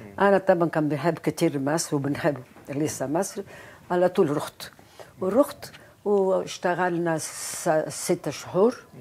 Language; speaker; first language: Arabic; non-native, local second language; Greek